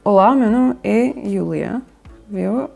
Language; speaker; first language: Portuguese; non-native, learner; Russian